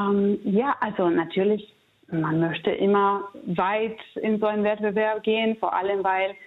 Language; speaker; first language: German; non-native, fluent; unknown